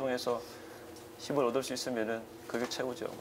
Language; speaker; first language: Korean; native; Korean